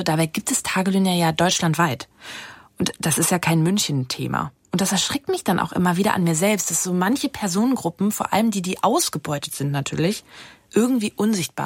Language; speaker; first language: German; native; German